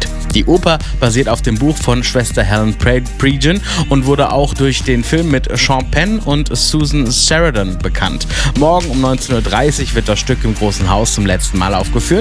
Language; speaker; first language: German; native; German